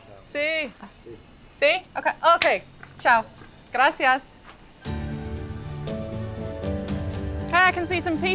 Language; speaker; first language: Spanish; non-native, learner; English